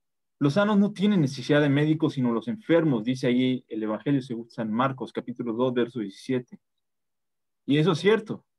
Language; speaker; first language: Spanish; native; Spanish